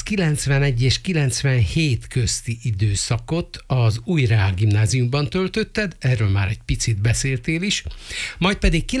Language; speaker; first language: Hungarian; native; Hungarian